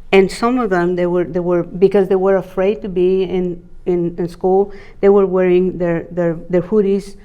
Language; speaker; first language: English; non-native, fluent; Spanish